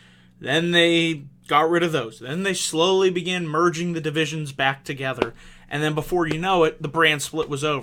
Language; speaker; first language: English; native; English